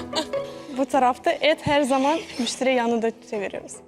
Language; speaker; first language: Turkish; non-native, fluent; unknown